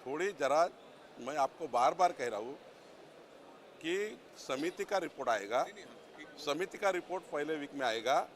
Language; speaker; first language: Hindi; non-native, local second language; Marathi